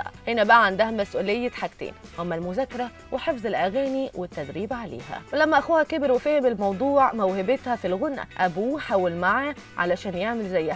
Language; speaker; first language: Arabic; native; Arabic